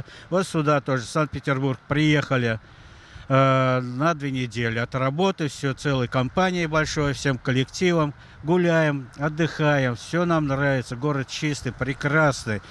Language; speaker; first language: Russian; native; Russian